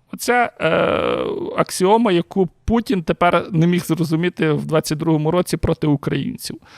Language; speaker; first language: Ukrainian; native; Ukrainian